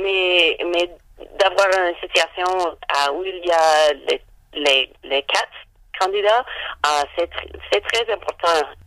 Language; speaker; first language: French; non-native, learner; English